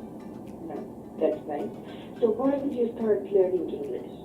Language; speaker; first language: English; non-native, fluent; Bosnian